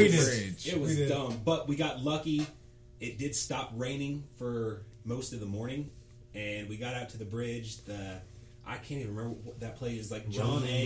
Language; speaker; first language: English; native; English